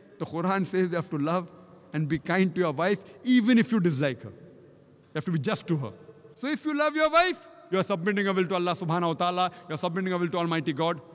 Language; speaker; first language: English; non-native, local second language; Konkani